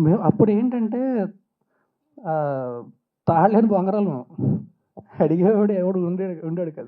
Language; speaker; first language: Telugu; native; Telugu